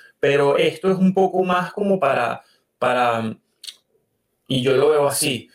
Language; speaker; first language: Spanish; native; Spanish